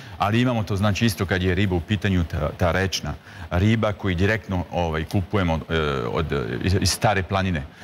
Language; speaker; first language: Croatian; non-native, fluent; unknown